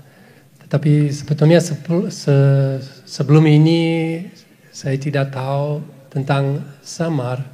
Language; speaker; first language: Indonesian; non-native, fluent; English